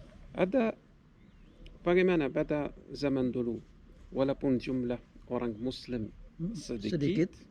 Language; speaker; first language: Indonesian; non-native, learner; Arabic